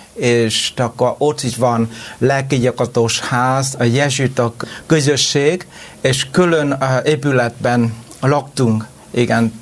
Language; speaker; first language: Hungarian; non-native, learner; Vietnamese